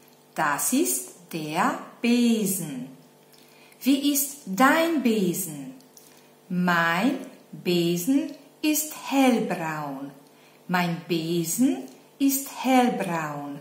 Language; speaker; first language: German; non-native, fluent; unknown